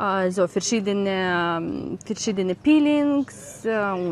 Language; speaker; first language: German; non-native, learner; Ukrainian